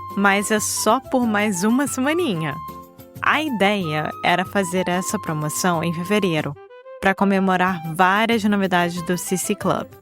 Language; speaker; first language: Portuguese; native; Portuguese